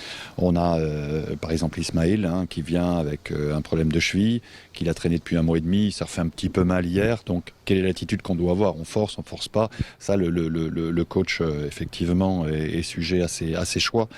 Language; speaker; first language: French; native; French